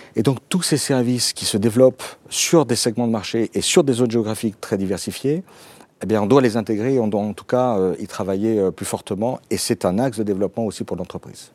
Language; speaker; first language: French; native; French